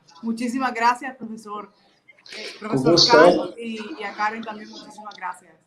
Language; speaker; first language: Spanish; native; Spanish